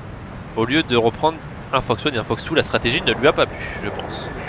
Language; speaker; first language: French; native; French